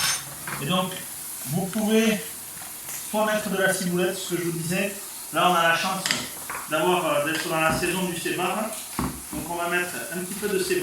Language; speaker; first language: French; native; French